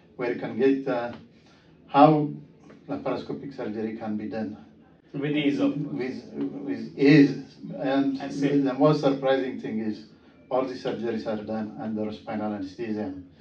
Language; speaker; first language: English; non-native, fluent; Amharic